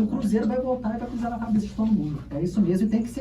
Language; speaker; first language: Portuguese; native; Portuguese